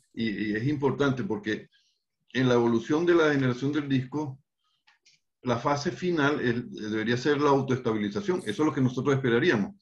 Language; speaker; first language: Spanish; native; Spanish